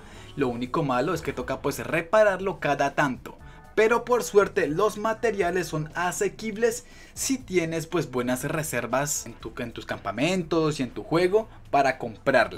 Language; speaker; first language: Spanish; native; Spanish